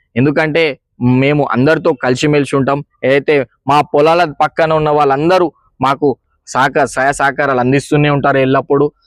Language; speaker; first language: Telugu; native; Telugu